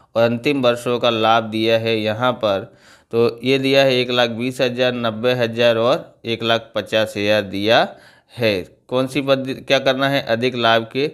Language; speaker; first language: Hindi; non-native, local second language; Gujarati